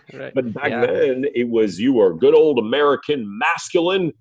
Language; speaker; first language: English; native; English